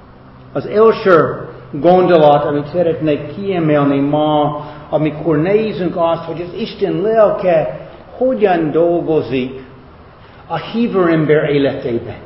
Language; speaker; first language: Hungarian; non-native, fluent; English